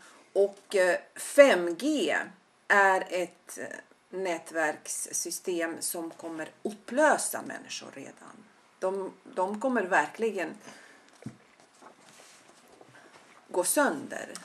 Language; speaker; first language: Swedish; non-native, fluent; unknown